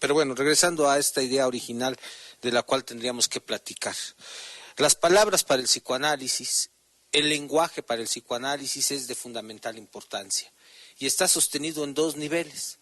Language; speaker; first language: Spanish; native; Spanish